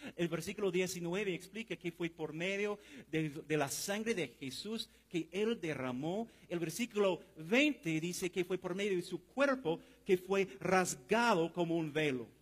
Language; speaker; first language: Spanish; non-native, fluent; English